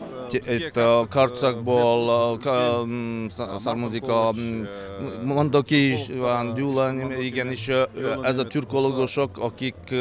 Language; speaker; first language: Hungarian; non-native, fluent; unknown